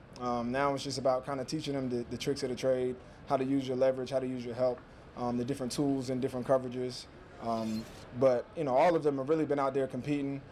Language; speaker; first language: English; native; English